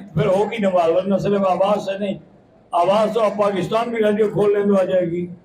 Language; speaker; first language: Urdu; native; Urdu